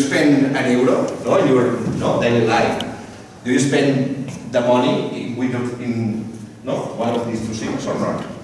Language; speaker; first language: English; non-native, fluent; Catalan